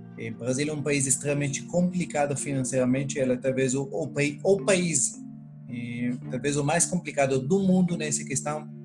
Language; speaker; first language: Portuguese; non-native, fluent; Hebrew